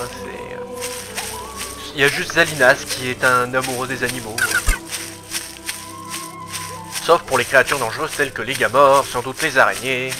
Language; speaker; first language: French; native; French